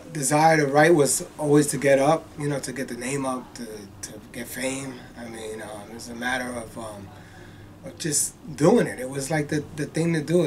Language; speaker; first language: English; native; English